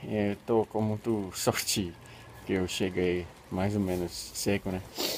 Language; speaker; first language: Portuguese; non-native, learner; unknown